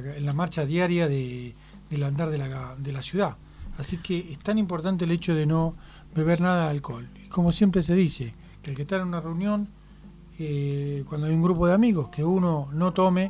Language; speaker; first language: Spanish; native; Spanish